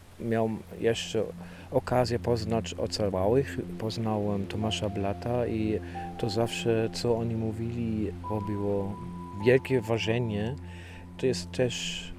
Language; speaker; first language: Polish; non-native, fluent; German